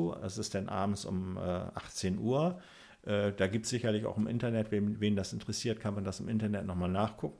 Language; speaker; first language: German; native; German